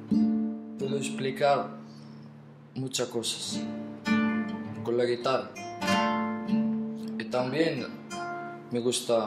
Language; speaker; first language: Spanish; non-native, learner; Arabic